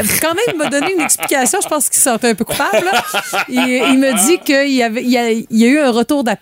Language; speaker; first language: French; native; French